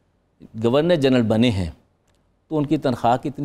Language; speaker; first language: Urdu; native; Urdu